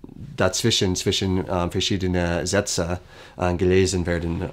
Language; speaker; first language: German; non-native, fluent; English